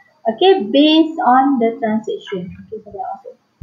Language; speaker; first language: English; non-native, local second language; Malay